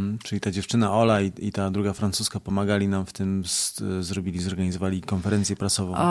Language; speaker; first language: Russian; non-native, learner; Polish